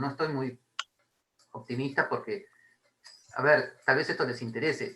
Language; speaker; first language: Spanish; native; Spanish